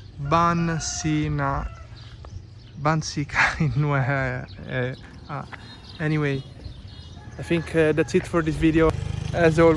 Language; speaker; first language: English; non-native, fluent; Italian